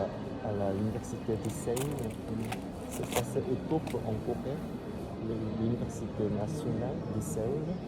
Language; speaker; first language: French; non-native, fluent; Korean